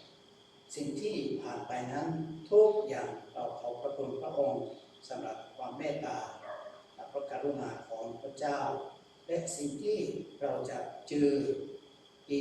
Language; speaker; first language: Thai; non-native, local second language; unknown